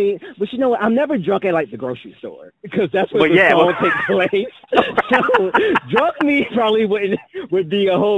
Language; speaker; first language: English; native; English